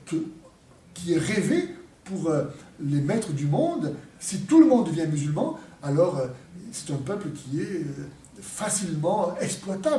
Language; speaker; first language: French; native; French